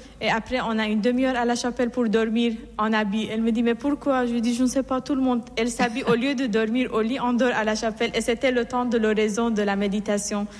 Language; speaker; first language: French; non-native, fluent; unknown